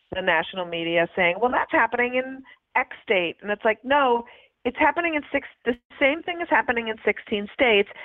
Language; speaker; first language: English; native; English